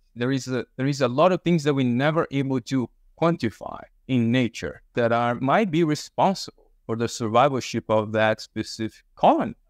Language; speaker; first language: English; early bilingual, other home language; Portuguese